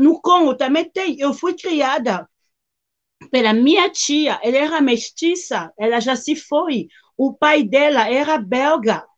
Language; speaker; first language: Portuguese; non-native, fluent; Lingala